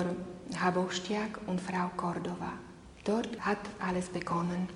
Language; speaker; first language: German; non-native, learner; Slovak